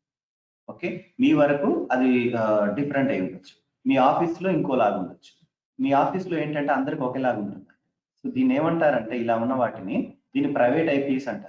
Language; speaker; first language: Telugu; native; Telugu